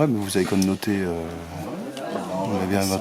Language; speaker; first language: French; native; French